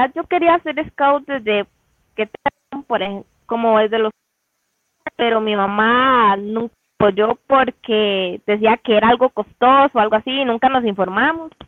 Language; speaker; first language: Spanish; native; Spanish